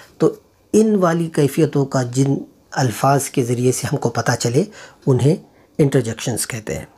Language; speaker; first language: Urdu; native; Urdu